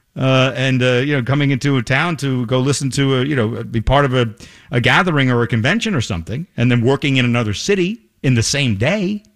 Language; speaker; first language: English; native; English